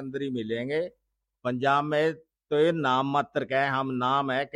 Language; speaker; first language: Hindi; native; Hindi